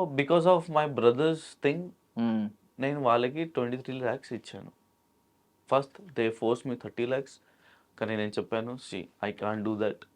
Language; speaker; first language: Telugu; non-native, local second language; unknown